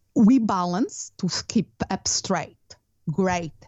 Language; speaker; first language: English; non-native, fluent; Portuguese